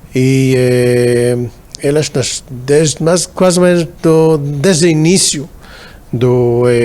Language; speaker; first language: Portuguese; non-native, fluent; Hebrew